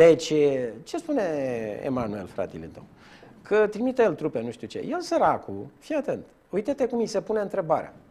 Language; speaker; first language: Romanian; native; Romanian